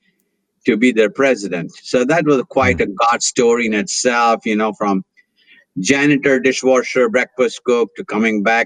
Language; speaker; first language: English; non-native, local second language; Hindi